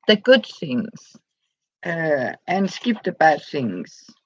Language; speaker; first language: English; non-native, fluent; Danish